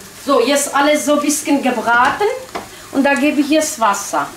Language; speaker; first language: German; non-native, local second language; Kurdish